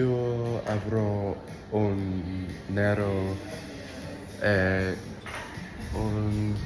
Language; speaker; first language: Italian; non-native, learner; English